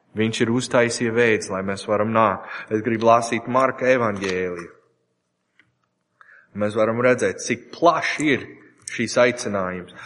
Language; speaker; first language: Latvian; non-native, learner; English